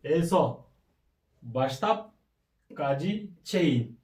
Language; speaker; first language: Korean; non-native, fluent; Kyrgyz